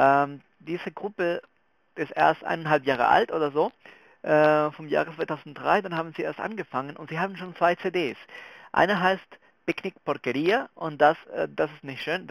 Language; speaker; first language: German; non-native, fluent; Spanish